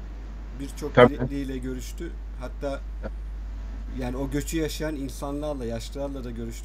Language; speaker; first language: Turkish; native; Turkish